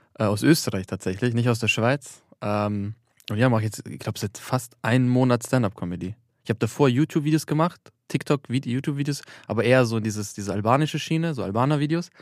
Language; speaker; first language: German; early bilingual, other home language; Albanian